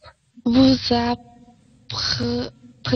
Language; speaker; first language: French; non-native, learner; Chinese